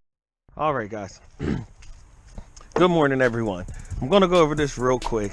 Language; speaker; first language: English; native; English